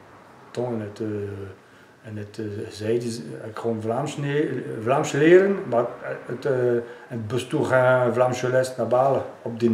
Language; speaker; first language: Dutch; non-native, local second language; French